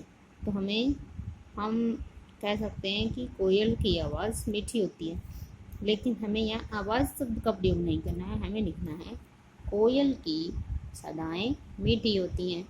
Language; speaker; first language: Hindi; native; Hindi